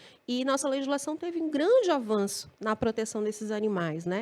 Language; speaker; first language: Portuguese; native; Portuguese